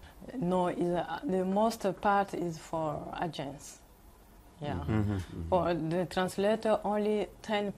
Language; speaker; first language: English; non-native, learner; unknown